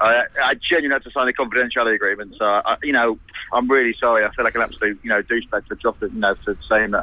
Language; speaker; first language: English; native; English